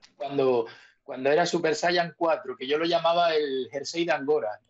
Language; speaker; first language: Spanish; native; Spanish